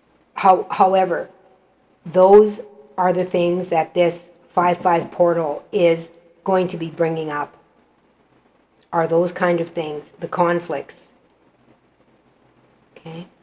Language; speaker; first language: English; native; English